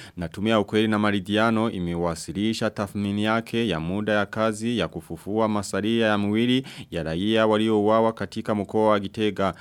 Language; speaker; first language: Swahili; non-native, local second language; Rundi